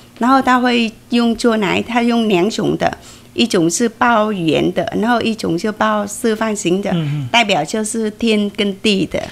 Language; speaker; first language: Chinese; non-native, fluent; Vietnamese